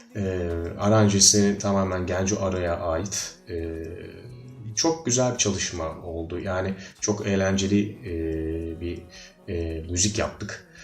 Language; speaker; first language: Turkish; native; Turkish